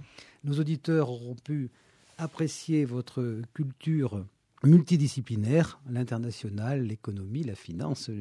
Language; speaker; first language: French; native; French